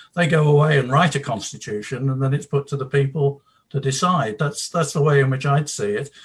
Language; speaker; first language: English; native; English